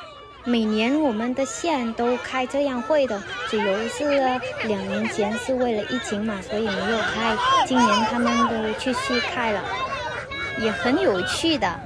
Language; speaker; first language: Chinese; non-native, fluent; Vietnamese